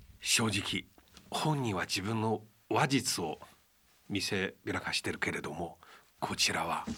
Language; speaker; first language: Japanese; non-native, fluent; Chinese